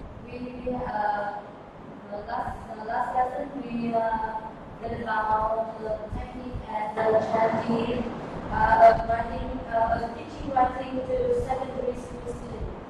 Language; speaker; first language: English; non-native, learner; Vietnamese